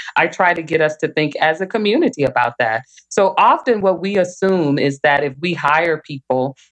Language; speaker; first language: English; native; English